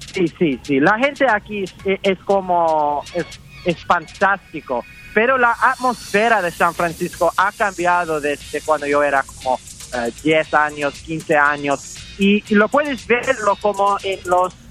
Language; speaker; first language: Spanish; early bilingual, heritage; English